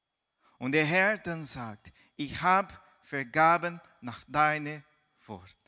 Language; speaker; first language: German; non-native, fluent; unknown